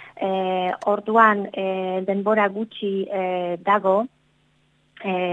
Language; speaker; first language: Basque; non-native, learner; Polish